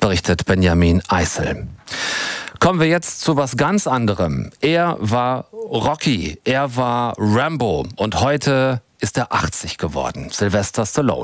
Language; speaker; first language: German; native; German